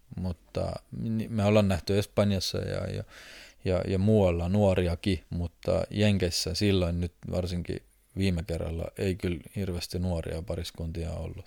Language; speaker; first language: Finnish; non-native, fluent; Estonian